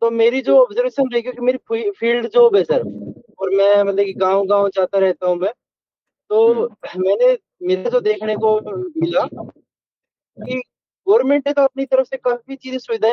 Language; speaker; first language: Hindi; native; Hindi